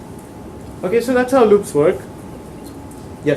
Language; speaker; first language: English; native; English